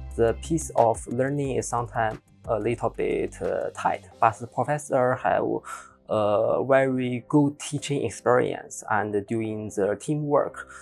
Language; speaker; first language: English; non-native, learner; Chinese